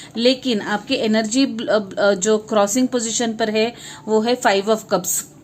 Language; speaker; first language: Hindi; non-native, local second language; Marathi